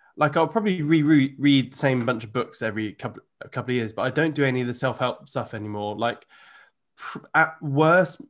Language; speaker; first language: English; native; English